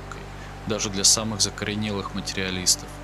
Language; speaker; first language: Russian; native; Russian